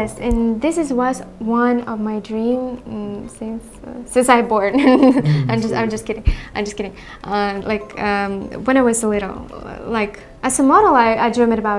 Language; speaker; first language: English; non-native, learner; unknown